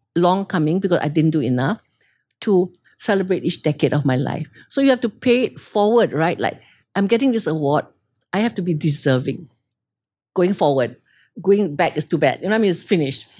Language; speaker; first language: English; native; English